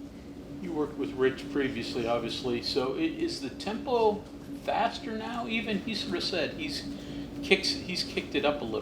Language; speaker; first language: English; native; English